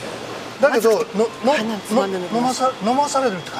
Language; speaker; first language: Japanese; native; Japanese